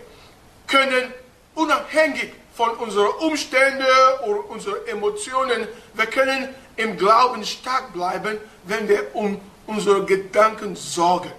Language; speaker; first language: German; non-native, fluent; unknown